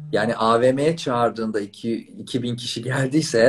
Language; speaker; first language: Turkish; native; Turkish